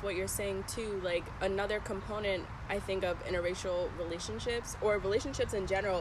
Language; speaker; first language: English; native; English